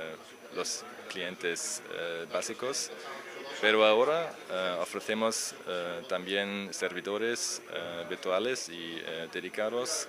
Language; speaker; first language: Spanish; non-native, learner; German